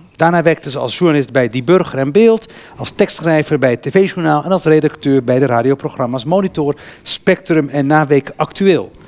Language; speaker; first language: Dutch; early bilingual, other home language; Berber languages